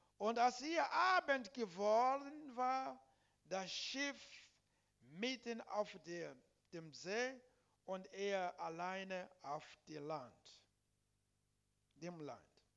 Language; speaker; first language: German; non-native, learner; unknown